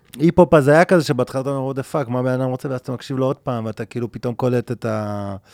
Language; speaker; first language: Hebrew; native; Hebrew